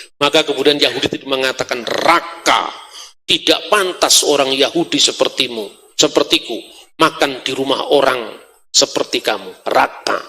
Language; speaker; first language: Indonesian; non-native, local second language; Javanese